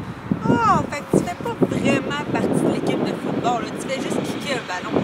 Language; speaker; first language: French; native; French